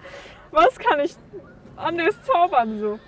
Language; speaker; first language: German; non-native, learner; Chinese